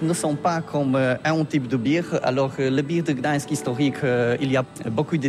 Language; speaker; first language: French; non-native, fluent; Polish